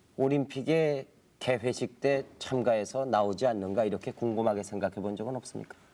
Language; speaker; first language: Korean; native; Korean